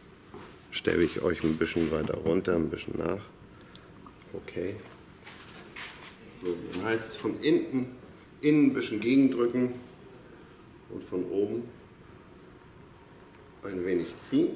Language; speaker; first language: German; native; German